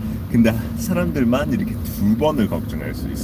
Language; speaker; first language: Korean; non-native, fluent; English